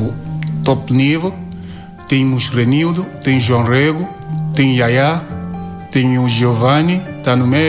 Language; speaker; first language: Portuguese; non-native, learner; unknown